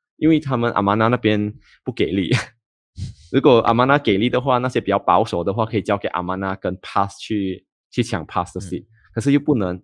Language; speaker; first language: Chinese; native; Chinese